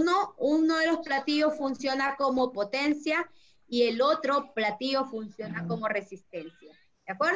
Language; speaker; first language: Spanish; native; Spanish